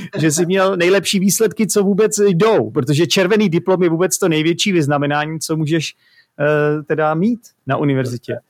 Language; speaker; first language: Czech; native; Czech